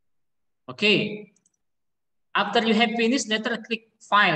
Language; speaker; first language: English; non-native, learner; Indonesian